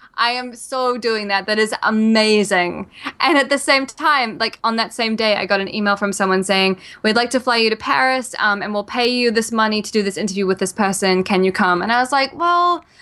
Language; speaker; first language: English; native; English